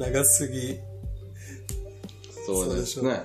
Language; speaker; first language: Japanese; non-native, fluent; Persian